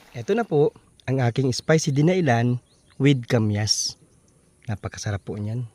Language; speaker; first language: Filipino; non-native, local second language; Bikol